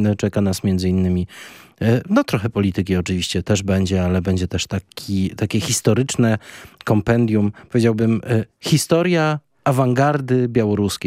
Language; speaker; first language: Polish; native; Polish